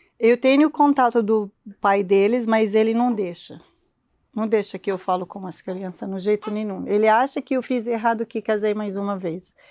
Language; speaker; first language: Portuguese; non-native, learner; Arabic